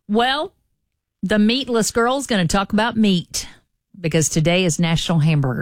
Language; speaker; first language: English; native; English